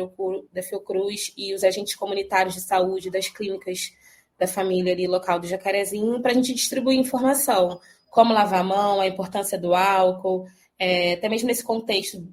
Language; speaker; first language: Portuguese; native; Portuguese